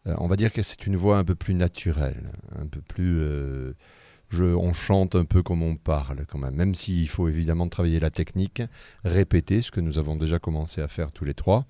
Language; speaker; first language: French; native; French